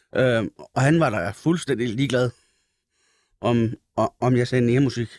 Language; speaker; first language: Danish; native; Danish